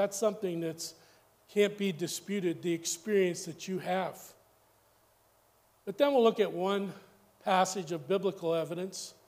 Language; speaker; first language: English; native; English